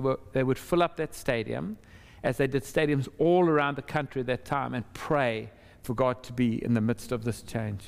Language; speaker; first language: English; native; English